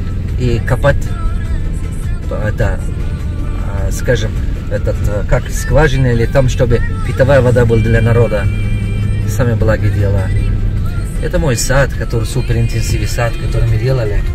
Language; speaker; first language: Russian; non-native, local second language; Tajik